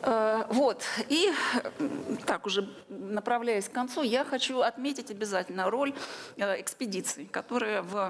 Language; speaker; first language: Russian; native; Russian